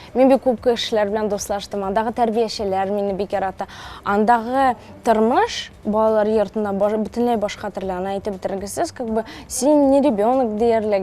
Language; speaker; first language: Tatar; non-native, local second language; Russian